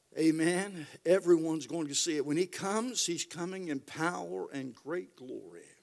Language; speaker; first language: English; native; English